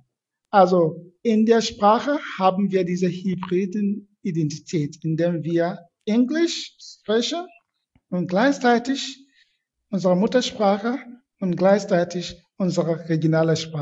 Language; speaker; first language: German; non-native, fluent; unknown